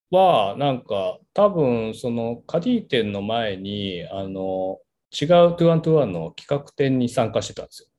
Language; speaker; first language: Japanese; native; Japanese